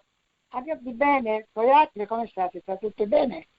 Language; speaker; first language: Italian; non-native, local second language; Sicilian